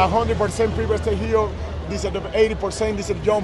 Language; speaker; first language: English; non-native, learner; Spanish